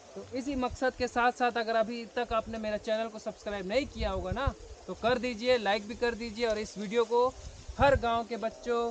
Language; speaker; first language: Hindi; native; Hindi